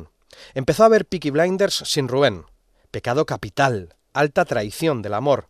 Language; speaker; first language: Spanish; native; Spanish